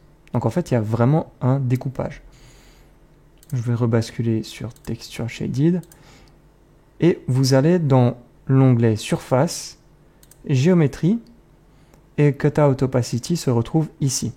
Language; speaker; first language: French; native; French